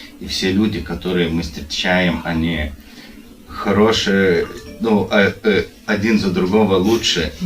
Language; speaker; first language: Russian; non-native, learner; Lithuanian